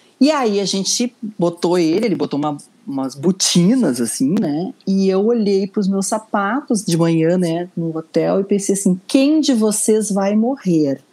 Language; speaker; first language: Portuguese; native; Portuguese